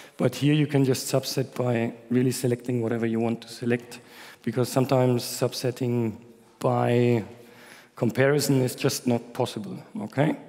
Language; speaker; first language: English; non-native, fluent; German